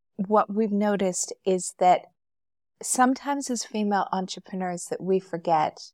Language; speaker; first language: English; native; English